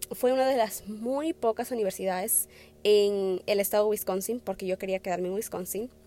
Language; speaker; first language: Spanish; early bilingual, heritage; Spanish